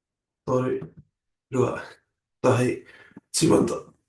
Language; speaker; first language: Māori; non-native, local second language; English